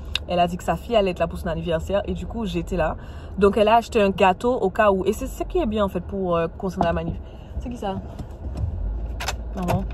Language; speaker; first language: French; native; French